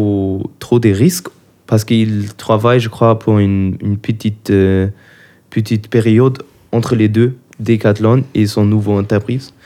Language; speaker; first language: French; non-native, learner; German